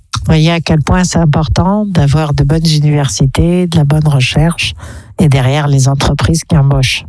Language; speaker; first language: French; native; French